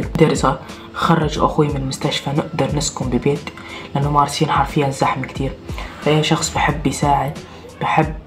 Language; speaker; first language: Arabic; native; Arabic